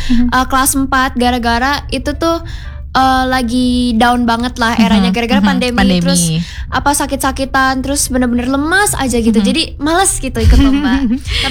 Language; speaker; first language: Indonesian; non-native, local second language; English